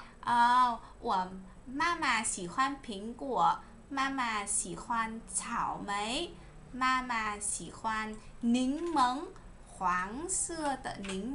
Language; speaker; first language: Chinese; non-native, learner; Vietnamese